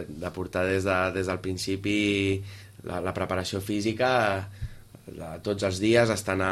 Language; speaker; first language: Catalan; native; Catalan